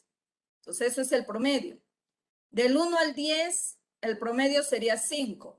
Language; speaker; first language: Spanish; native; Spanish